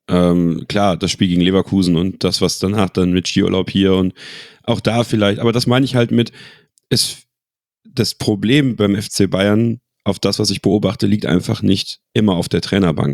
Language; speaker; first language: German; native; German